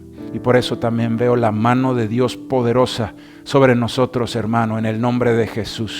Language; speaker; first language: Spanish; native; Spanish